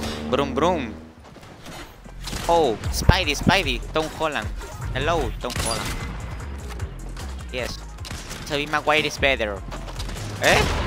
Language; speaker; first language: English; non-native, learner; Spanish